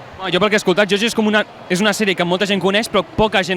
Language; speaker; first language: Catalan; native; Catalan